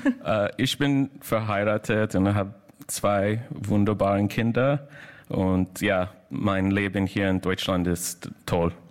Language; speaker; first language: German; non-native, learner; English